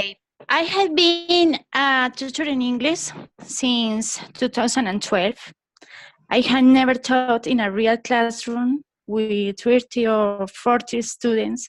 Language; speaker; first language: English; non-native, learner; Spanish